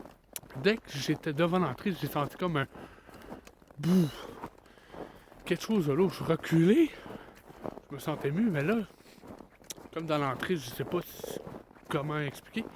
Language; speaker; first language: French; native; French